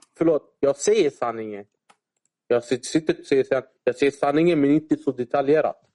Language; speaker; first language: Swedish; early bilingual, other home language; Arabic